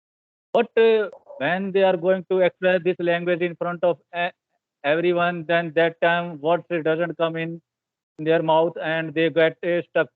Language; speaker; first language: English; non-native, learner; Hindi